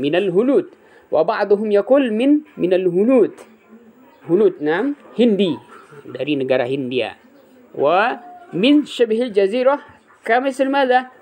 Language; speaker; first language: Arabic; non-native, fluent; Indonesian